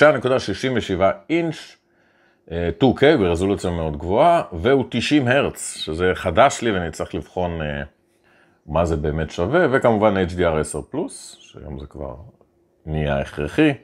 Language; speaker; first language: Hebrew; native; Hebrew